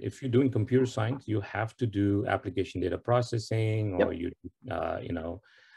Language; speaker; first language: English; non-native, local second language; Tamil